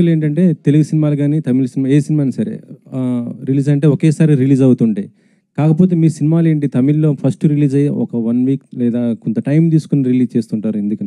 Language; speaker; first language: Telugu; native; Telugu